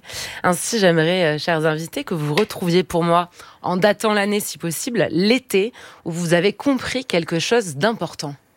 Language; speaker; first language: French; native; French